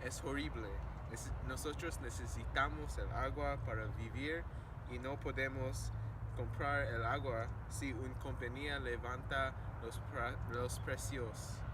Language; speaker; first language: Spanish; non-native, learner; English